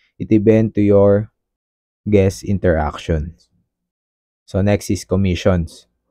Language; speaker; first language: English; non-native, local second language; Filipino